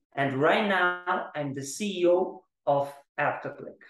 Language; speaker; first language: English; non-native, learner; Italian